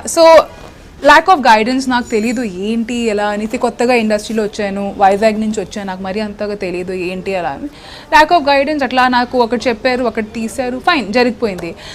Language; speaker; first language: Telugu; non-native, local second language; Hindi